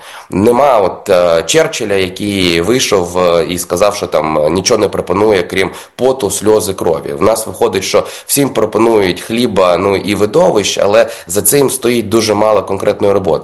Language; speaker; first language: Ukrainian; native; Ukrainian